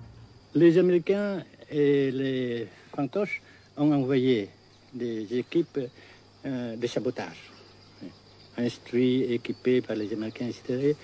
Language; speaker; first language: French; non-native, local second language; Vietnamese